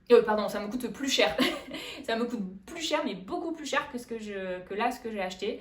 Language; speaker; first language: French; native; French